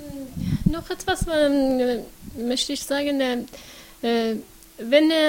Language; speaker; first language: German; non-native, learner; Persian